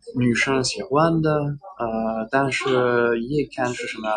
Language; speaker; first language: Chinese; non-native, learner; French